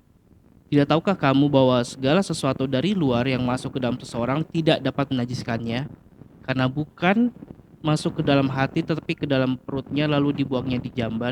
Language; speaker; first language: Indonesian; native; Indonesian